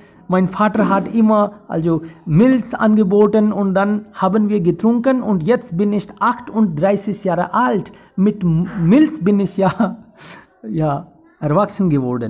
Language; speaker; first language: German; non-native, fluent; Hindi